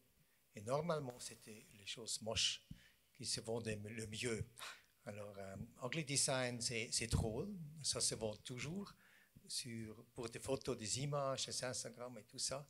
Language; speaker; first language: French; non-native, fluent; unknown